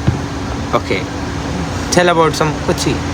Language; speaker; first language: English; non-native, local second language; Malayalam